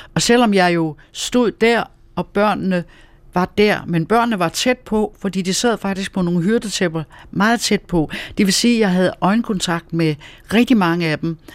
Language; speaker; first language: Danish; native; Danish